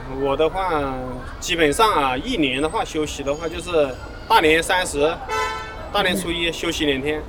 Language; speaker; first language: Chinese; native; Chinese